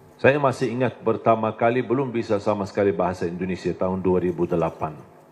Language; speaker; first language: Indonesian; non-native, fluent; Arabic